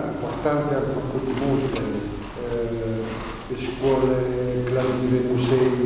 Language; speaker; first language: Romanian; non-native, learner; Italian